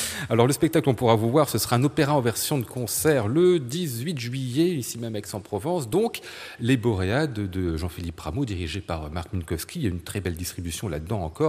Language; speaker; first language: French; native; French